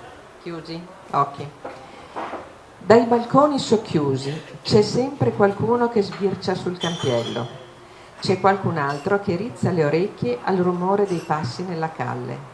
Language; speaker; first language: Italian; native; Italian